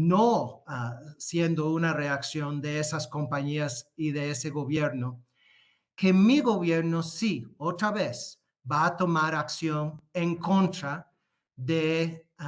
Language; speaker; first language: Spanish; non-native, fluent; English